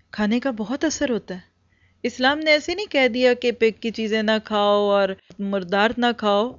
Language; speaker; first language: Urdu; native; Urdu